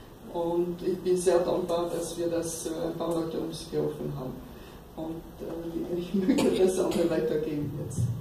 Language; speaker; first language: German; non-native, fluent; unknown